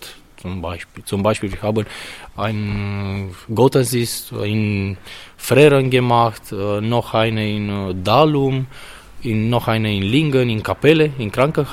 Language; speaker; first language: German; non-native, learner; Romanian